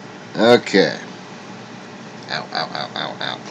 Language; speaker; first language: English; native; English